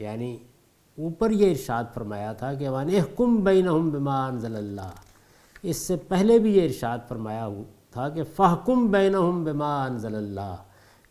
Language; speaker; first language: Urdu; native; Urdu